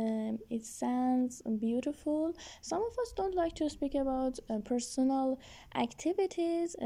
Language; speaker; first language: English; non-native, learner; Persian